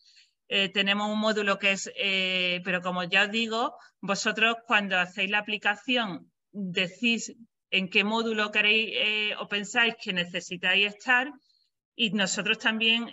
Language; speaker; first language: Spanish; native; Spanish